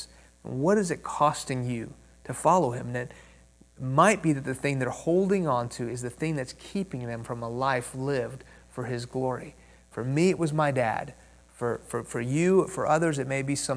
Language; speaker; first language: English; early bilingual, other home language; Persian